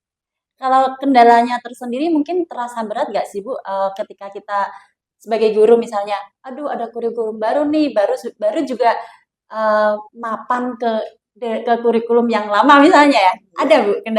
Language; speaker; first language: Indonesian; non-native, local second language; Javanese